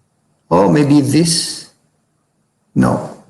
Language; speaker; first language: English; non-native, fluent; French